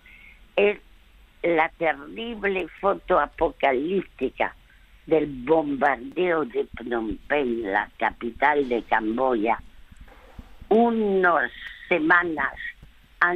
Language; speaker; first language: Spanish; early bilingual, other home language; French